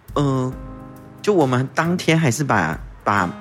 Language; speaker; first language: Chinese; non-native, local second language; Min Nan Chinese